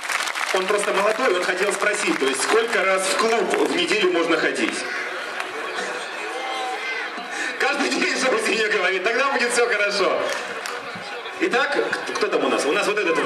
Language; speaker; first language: Russian; native; Russian